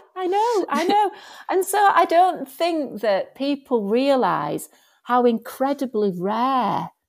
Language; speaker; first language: English; native; English